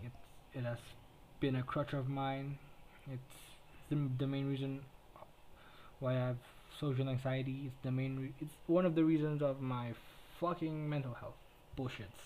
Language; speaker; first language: English; non-native, local second language; Filipino